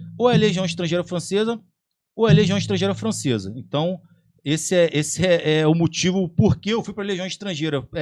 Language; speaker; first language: Portuguese; native; Portuguese